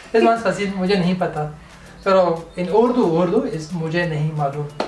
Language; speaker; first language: Spanish; non-native, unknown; Urdu